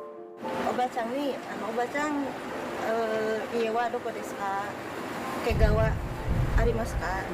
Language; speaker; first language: Japanese; non-native, learner; Indonesian